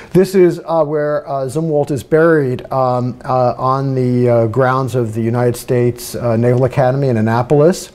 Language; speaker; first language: English; native; English